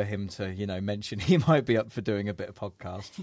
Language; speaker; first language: English; native; English